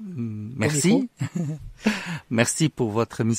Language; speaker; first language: French; non-native, fluent; Arabic